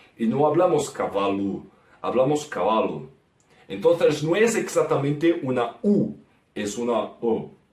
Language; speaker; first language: Spanish; non-native, fluent; Portuguese